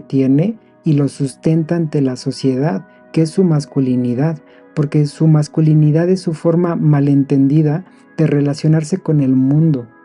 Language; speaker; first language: Spanish; native; Spanish